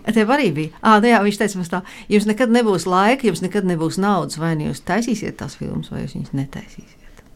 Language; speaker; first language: Latvian; native; Latvian